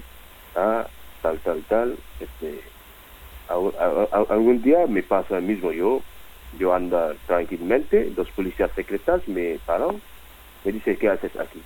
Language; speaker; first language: Spanish; non-native, learner; Wolof